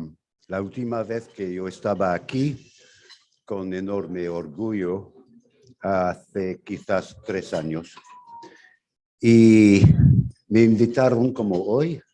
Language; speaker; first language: Spanish; non-native, fluent; English